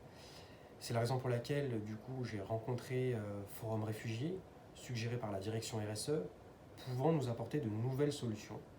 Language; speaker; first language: French; native; French